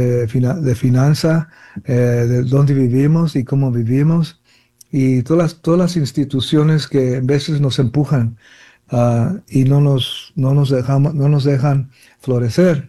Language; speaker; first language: Spanish; early bilingual, heritage; Spanish